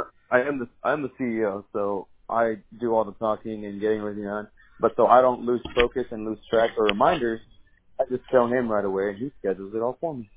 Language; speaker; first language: English; early bilingual, other home language; Spanish